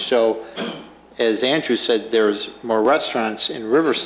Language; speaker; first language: English; native; English